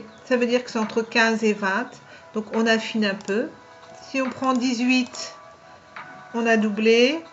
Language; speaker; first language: French; native; French